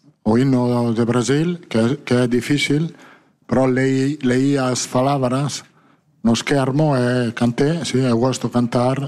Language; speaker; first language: Portuguese; non-native, fluent; Italian